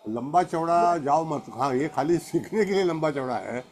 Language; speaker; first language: Hindi; non-native, local second language; Marathi